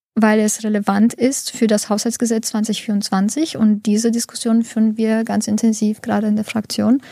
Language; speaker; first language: German; early bilingual, other home language; Romanian